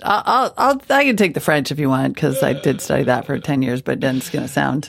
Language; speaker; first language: English; native; English